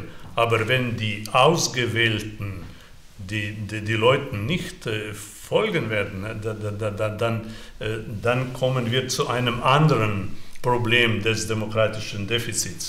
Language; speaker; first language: German; non-native, fluent; Slovenian